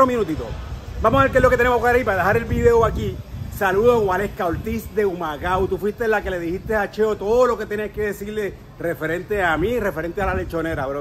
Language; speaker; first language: Spanish; native; Spanish